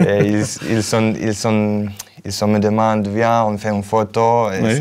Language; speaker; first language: French; non-native, learner; Croatian